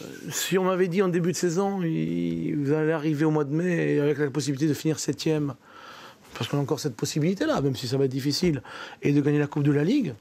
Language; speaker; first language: French; native; French